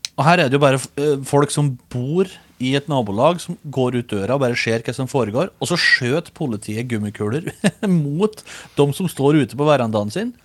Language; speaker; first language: Norwegian; native; Norwegian